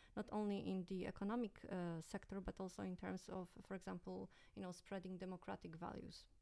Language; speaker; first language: English; non-native, fluent; Polish